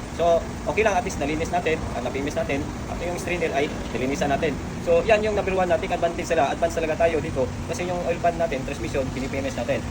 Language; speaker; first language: Filipino; non-native, local second language; Cebuano